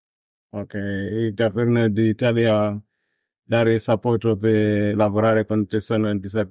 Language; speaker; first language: Italian; non-native, learner; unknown